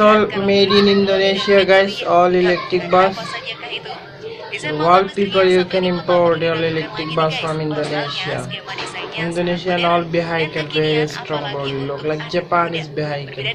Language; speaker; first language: English; non-native, learner; Bangla